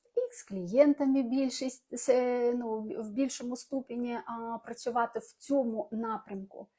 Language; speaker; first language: Ukrainian; non-native, local second language; Russian